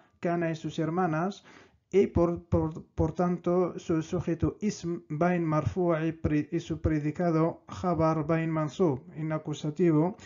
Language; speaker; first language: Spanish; non-native, fluent; Arabic